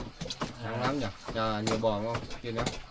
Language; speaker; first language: Vietnamese; native; Vietnamese